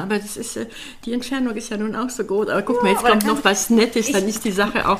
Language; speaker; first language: German; native; German